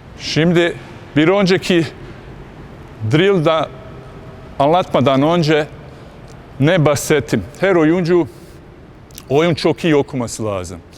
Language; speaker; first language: Turkish; non-native, fluent; Bosnian